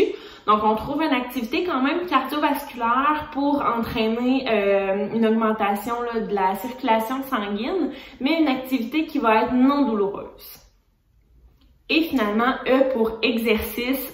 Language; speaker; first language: French; native; French